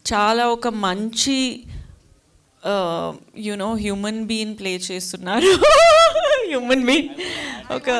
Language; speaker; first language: Telugu; non-native, learner; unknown